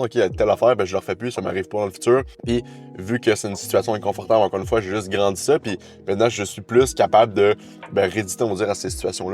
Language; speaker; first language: French; native; French